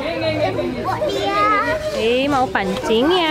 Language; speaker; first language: Indonesian; non-native, fluent; English